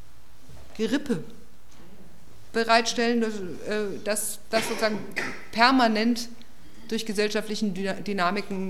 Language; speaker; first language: German; native; German